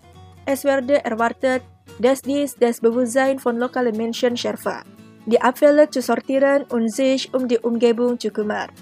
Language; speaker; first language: German; non-native, fluent; Indonesian